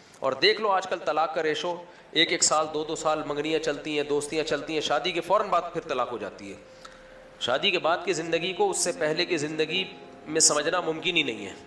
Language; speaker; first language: Urdu; native; Urdu